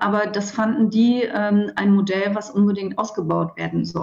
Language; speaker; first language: German; native; German